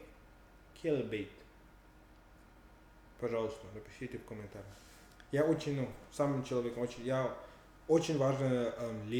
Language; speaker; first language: Russian; non-native, learner; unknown